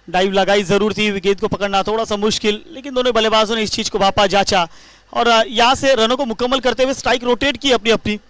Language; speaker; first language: Hindi; non-native, local second language; Marathi